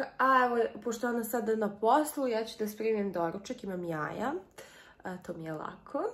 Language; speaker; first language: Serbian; early bilingual, heritage; Serbian